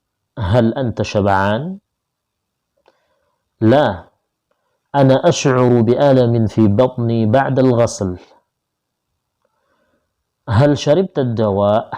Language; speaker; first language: Arabic; non-native, fluent; Indonesian